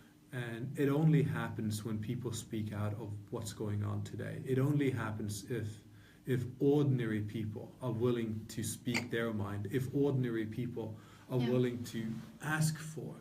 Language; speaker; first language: English; non-native, fluent; Norwegian